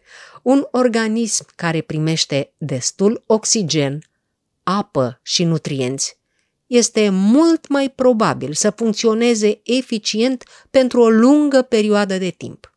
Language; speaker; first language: Romanian; native; Romanian